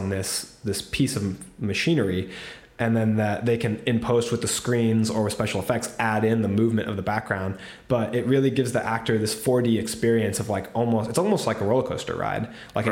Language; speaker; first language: English; native; English